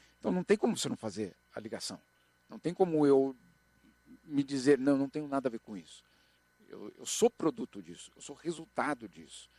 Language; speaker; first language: Portuguese; native; Portuguese